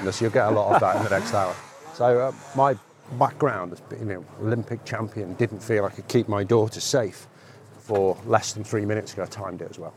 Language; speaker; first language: English; native; English